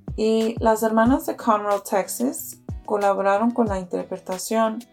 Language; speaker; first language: Spanish; early bilingual, heritage; Spanish